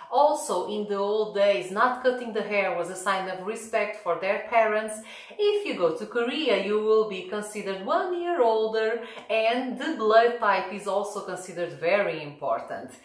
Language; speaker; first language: English; non-native, fluent; Portuguese